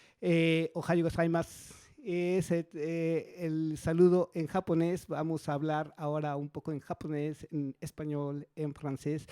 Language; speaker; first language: Spanish; native; Spanish